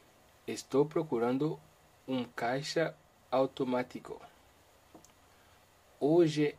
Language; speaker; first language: Portuguese; non-native, learner; Haitian Creole